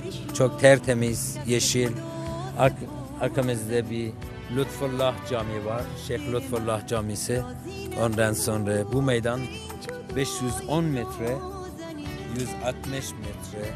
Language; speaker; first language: Turkish; non-native, fluent; Persian